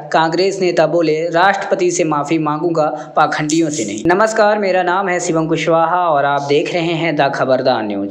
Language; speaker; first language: Hindi; native; Hindi